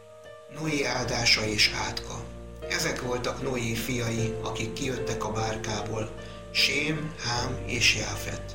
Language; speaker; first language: Hungarian; native; Hungarian